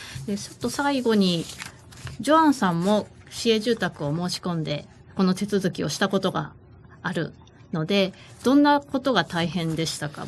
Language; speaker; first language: Japanese; native; Japanese